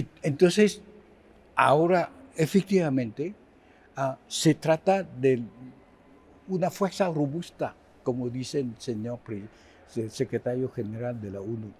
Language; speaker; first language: Spanish; non-native, fluent; Haitian Creole